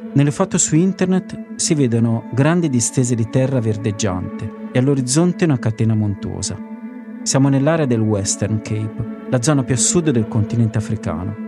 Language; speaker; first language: Italian; native; Italian